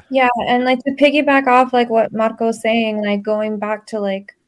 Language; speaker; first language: English; early bilingual, other home language; Spanish